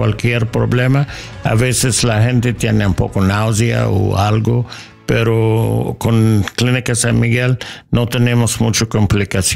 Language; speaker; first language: Spanish; non-native, learner; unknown